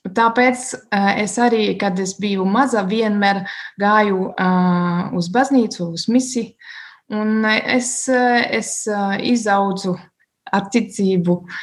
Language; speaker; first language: Latvian; non-native, learner; German